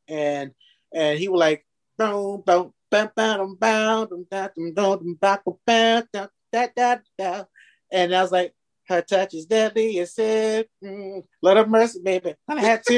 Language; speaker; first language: English; native; English